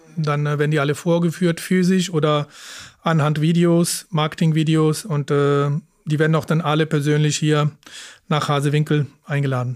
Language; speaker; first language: German; early bilingual, other home language; Punjabi